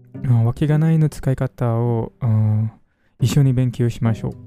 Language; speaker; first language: Japanese; non-native, fluent; English